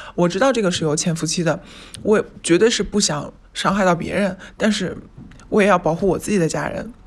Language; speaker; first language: Chinese; native; Chinese